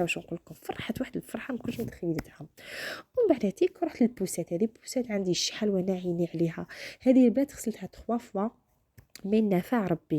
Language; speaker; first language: Arabic; native; Arabic